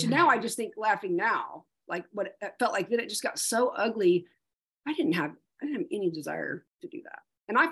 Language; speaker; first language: English; native; English